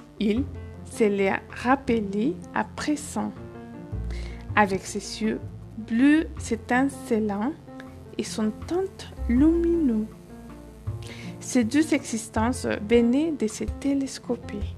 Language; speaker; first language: French; non-native, fluent; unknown